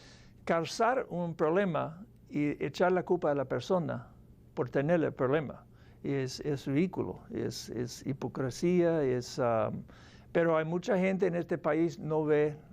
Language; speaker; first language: Spanish; non-native, fluent; English